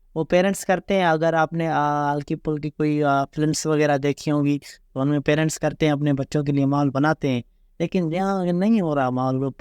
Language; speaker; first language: Urdu; non-native, local second language; Sindhi